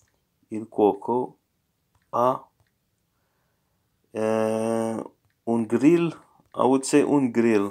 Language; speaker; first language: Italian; non-native, learner; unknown